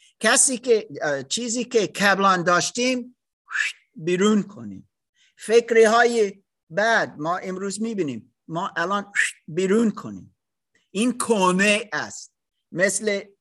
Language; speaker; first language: Persian; non-native, learner; English